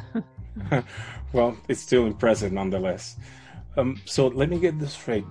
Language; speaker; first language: English; non-native, fluent; Spanish